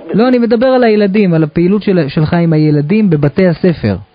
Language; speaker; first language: Hebrew; native; Hebrew